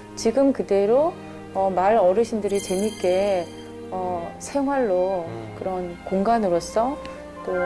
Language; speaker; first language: Korean; native; Korean